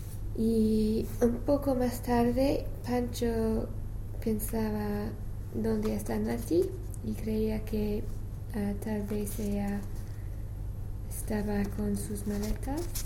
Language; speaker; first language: Spanish; non-native, learner; English